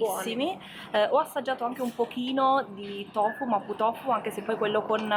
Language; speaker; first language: Italian; native; Italian